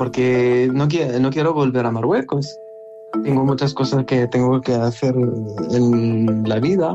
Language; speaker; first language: Spanish; non-native, learner; Arabic